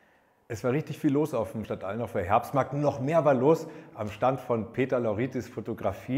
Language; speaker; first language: German; native; German